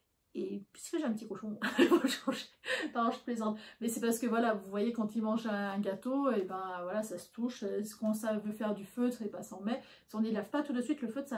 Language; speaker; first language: French; native; French